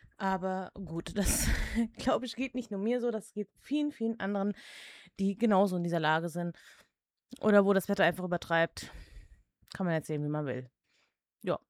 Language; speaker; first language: German; early bilingual, other home language; Czech